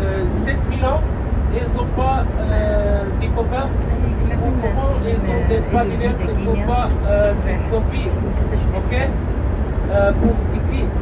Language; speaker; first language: French; non-native, learner; Arabic